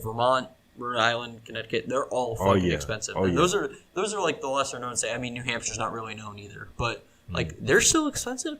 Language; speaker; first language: English; native; English